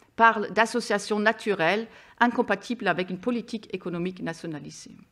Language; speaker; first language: French; non-native, fluent; German